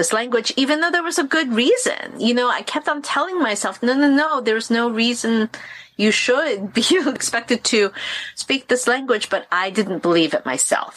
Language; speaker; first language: English; early bilingual, other home language; Korean